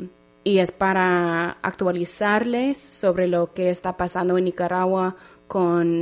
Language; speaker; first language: Spanish; non-native, fluent; English